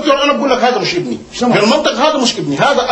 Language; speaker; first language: Arabic; native; Arabic